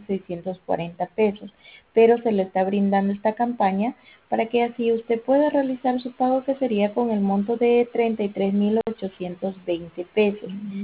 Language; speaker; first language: Spanish; native; Spanish